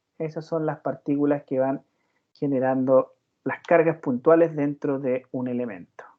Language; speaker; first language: Spanish; native; Spanish